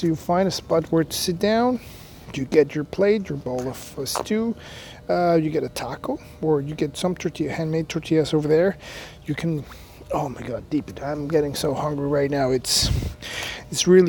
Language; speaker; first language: English; non-native, fluent; Spanish